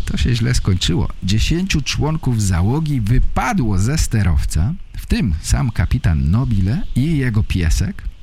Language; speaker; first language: Polish; native; Polish